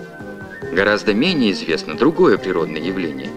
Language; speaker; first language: Russian; native; Russian